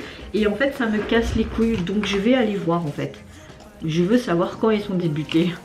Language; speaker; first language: French; native; French